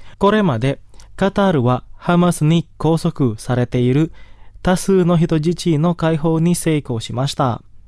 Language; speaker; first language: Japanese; non-native, fluent; Indonesian